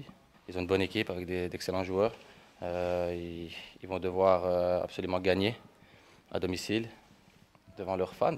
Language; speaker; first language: French; native; French